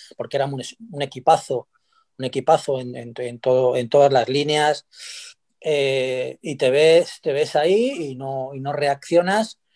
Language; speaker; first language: Spanish; native; Spanish